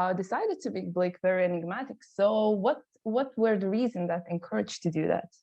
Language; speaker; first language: English; non-native, fluent; Lithuanian